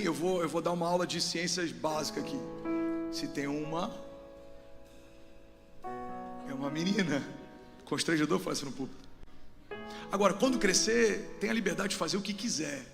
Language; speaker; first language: Portuguese; native; Portuguese